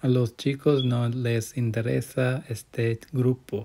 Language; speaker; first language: Spanish; non-native, learner; English